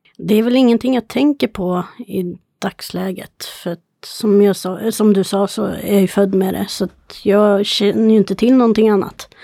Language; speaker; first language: Swedish; native; Swedish